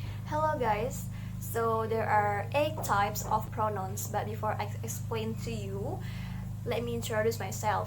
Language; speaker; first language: English; non-native, learner; Indonesian